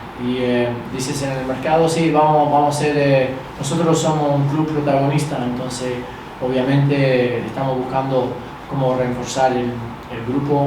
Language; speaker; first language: Spanish; early bilingual, other home language; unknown